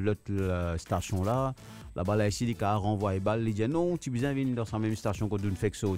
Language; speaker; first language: French; non-native, local second language; Morisyen